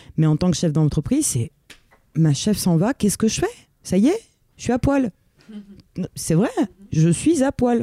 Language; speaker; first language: French; early bilingual, other home language; Romanian